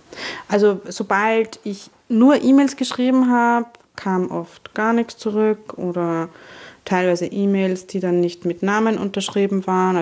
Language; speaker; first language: German; native; German